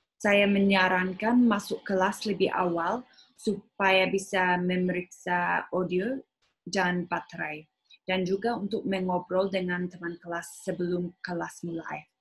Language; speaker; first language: Indonesian; non-native, fluent; English